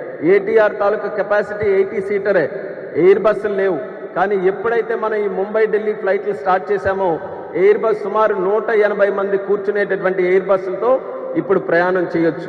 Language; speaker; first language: Telugu; native; Telugu